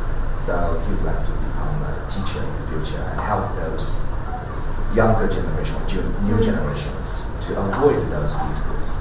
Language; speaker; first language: English; non-native, fluent; Chinese